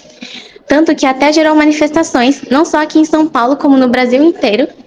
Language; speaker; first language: Portuguese; native; Portuguese